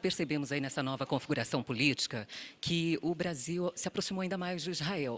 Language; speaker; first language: Portuguese; native; Portuguese